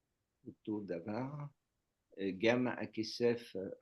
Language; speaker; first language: Hebrew; non-native, learner; French